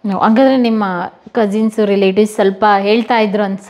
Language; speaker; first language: Kannada; native; Kannada